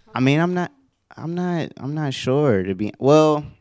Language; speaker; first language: English; native; English